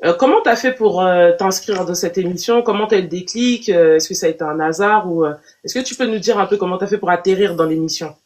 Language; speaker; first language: French; native; French